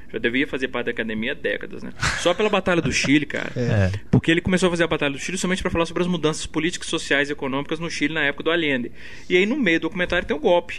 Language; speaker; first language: Portuguese; native; Portuguese